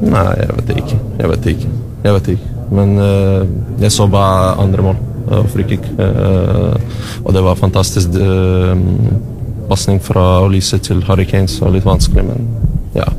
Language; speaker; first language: Norwegian; non-native, learner; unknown